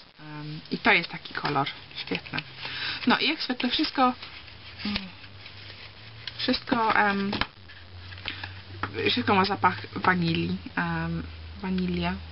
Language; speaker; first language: Polish; early bilingual, heritage; Polish